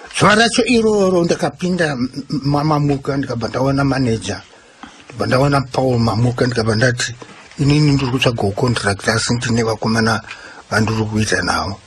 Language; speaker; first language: Shona; native; Shona